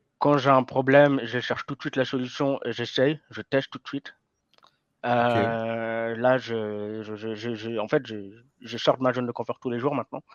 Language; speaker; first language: French; native; French